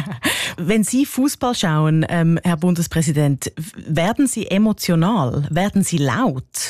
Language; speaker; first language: German; native; German